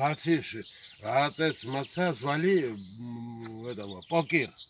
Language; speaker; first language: Russian; non-native, local second language; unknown